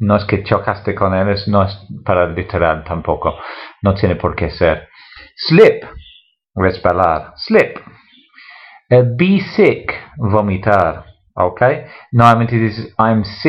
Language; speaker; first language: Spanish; non-native, fluent; English